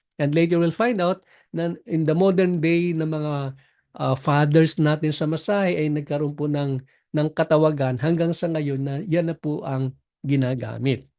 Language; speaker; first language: Filipino; non-native, local second language; Cebuano